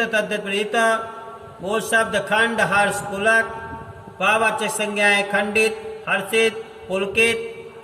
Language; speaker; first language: Hindi; native; Hindi